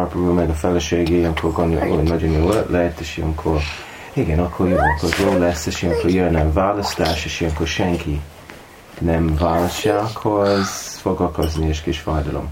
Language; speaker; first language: Hungarian; non-native, learner; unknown